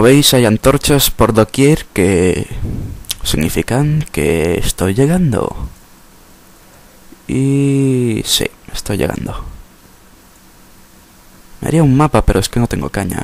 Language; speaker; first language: Spanish; native; Spanish